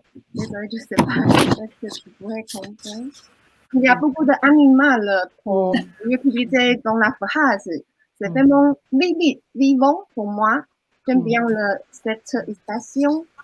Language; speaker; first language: French; non-native, learner; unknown